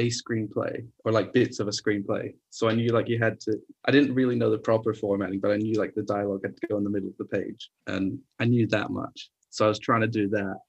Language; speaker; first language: English; native; English